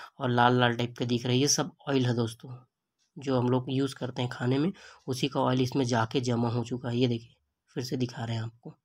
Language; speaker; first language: Hindi; native; Hindi